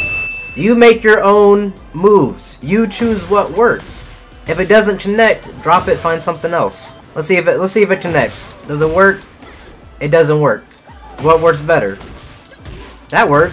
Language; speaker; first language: English; native; English